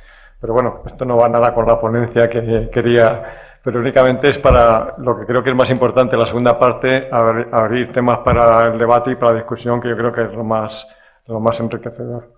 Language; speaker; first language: Spanish; native; Spanish